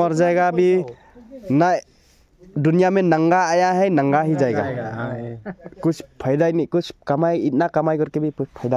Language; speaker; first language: Hindi; non-native, local second language; Khasi